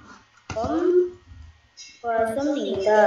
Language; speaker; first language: Korean; non-native, learner; Indonesian